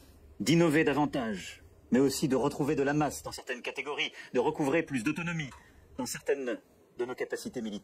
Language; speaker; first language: French; native; French